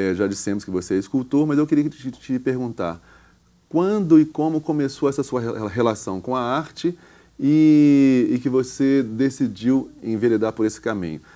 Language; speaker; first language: Portuguese; native; Portuguese